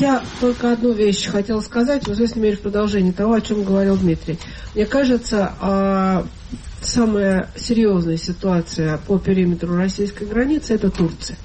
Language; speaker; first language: Russian; native; Russian